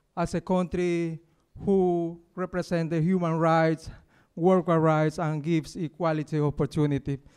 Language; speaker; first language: English; non-native, fluent; Spanish